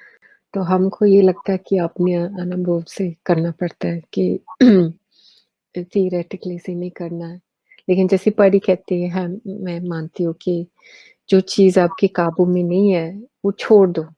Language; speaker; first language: Hindi; early bilingual, heritage; English